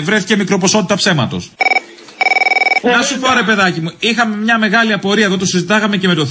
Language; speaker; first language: Greek; native; Greek